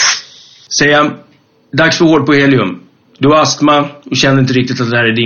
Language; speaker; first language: Swedish; native; Swedish